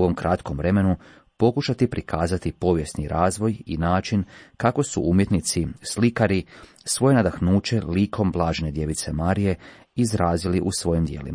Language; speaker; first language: Croatian; native; Croatian